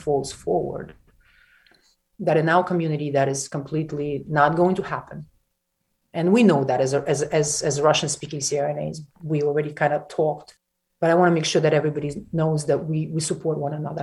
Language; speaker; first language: English; non-native, fluent; Russian